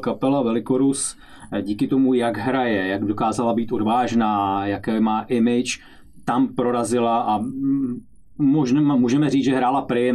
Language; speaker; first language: Czech; native; Czech